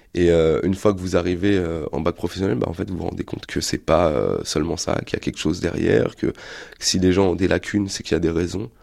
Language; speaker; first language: French; native; French